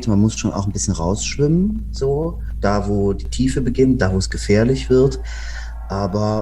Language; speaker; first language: German; native; German